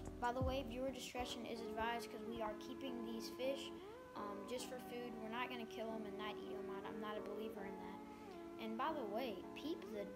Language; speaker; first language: English; native; English